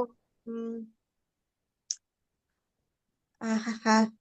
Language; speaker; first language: French; non-native, learner; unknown